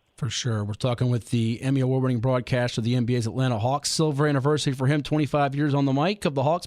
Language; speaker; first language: English; native; English